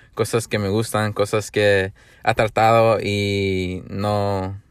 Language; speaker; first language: Spanish; early bilingual, other home language; English